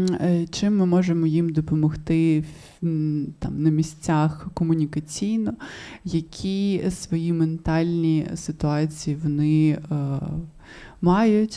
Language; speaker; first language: Ukrainian; non-native, local second language; Russian